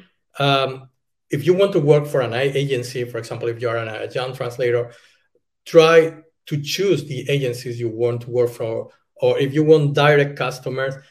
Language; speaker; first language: English; non-native, fluent; Spanish